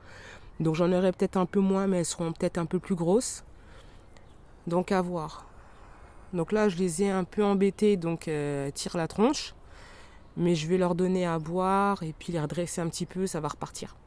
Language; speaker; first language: French; native; French